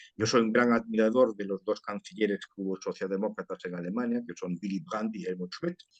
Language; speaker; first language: Spanish; early bilingual, heritage; Spanish